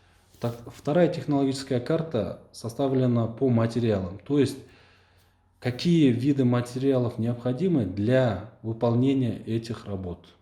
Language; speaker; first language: Russian; non-native, local second language; Kyrgyz